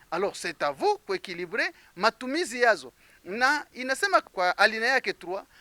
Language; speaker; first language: French; non-native, local second language; Swahili